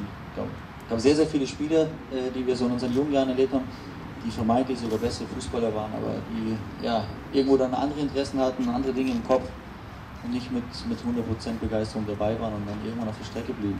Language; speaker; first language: German; native; German